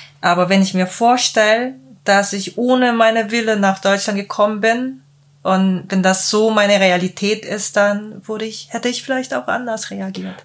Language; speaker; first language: German; non-native, fluent; Korean